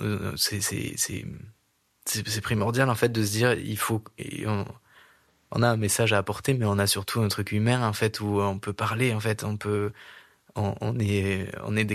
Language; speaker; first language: French; native; French